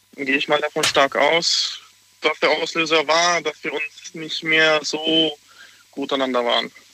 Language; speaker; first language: German; non-native, fluent; Hungarian